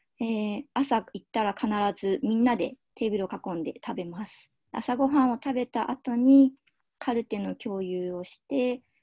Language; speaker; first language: Japanese; native; Japanese